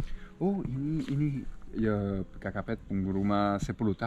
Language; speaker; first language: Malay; non-native, fluent; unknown